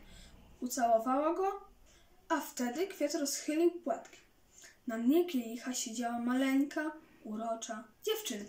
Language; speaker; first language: Polish; native; Polish